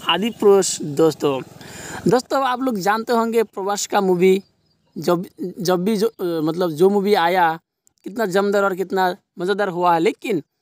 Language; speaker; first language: Hindi; native; Hindi